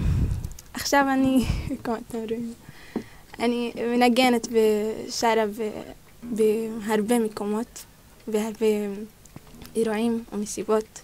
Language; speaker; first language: Hebrew; non-native, local second language; Arabic